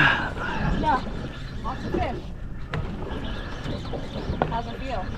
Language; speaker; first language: English; native; English